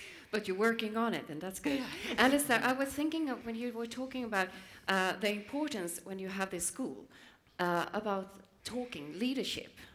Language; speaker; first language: English; non-native, fluent; Swedish